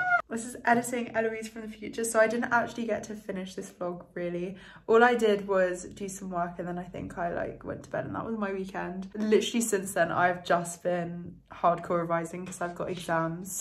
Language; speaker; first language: English; early bilingual, other home language; French